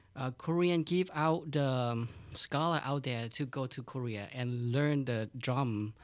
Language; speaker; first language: English; non-native, learner; Thai